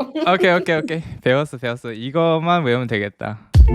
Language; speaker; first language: Korean; native; Korean